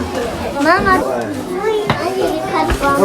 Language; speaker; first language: Armenian; early bilingual, heritage; Armenian